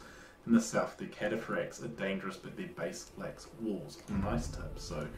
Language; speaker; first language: English; native; English